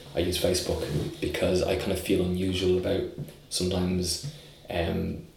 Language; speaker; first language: English; native; English